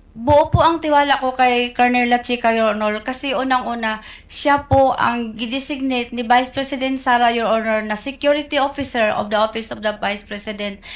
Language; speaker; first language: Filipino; non-native, local second language; Cebuano